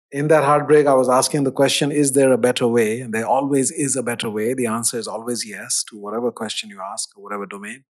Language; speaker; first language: English; non-native, local second language; Hindi